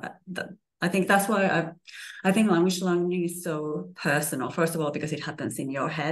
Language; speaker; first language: English; non-native, fluent; Finnish